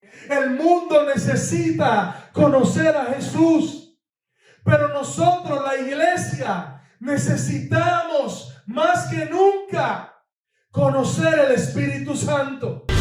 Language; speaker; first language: Spanish; native; Spanish